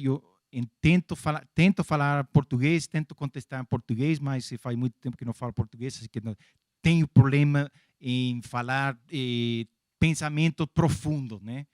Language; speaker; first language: Portuguese; non-native, fluent; English